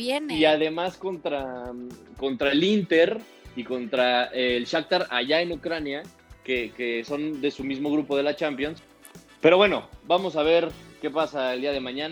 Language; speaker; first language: Spanish; native; Spanish